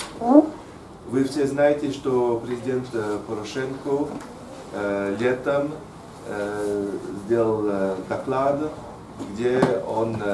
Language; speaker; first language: Russian; non-native, fluent; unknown